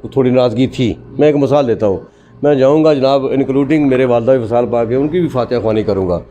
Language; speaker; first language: Urdu; non-native, local second language; Pahari-Potwari